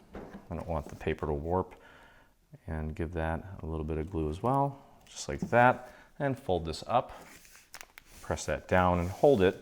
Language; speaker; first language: English; native; English